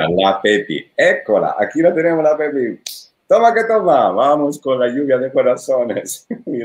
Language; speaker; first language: Spanish; non-native, fluent; Italian